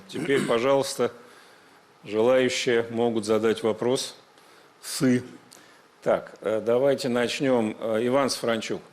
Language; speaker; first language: Russian; native; Russian